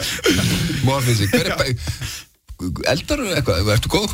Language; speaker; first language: Icelandic; native; Icelandic